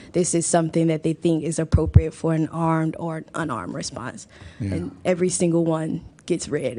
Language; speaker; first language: English; native; English